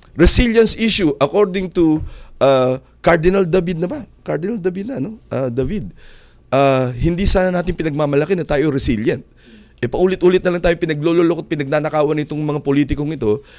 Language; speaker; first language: Filipino; native; Filipino